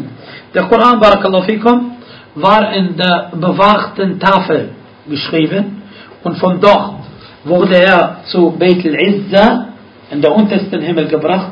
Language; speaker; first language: German; non-native, fluent; Arabic